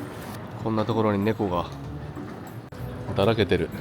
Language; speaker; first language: Japanese; native; Japanese